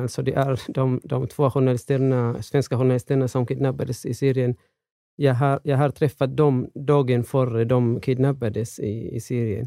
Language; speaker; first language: Swedish; non-native, fluent; Arabic